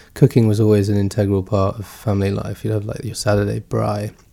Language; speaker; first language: English; early bilingual, other home language; Gujarati